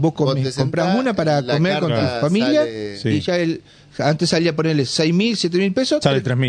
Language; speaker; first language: Spanish; native; Spanish